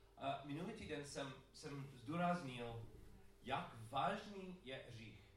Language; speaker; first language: Czech; non-native, learner; English